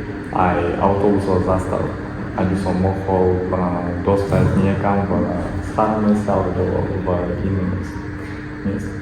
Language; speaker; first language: Slovak; non-native, learner; Kazakh